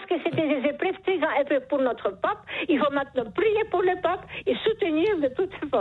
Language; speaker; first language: French; non-native, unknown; Polish